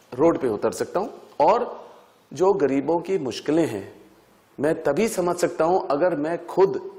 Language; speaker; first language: Hindi; native; Hindi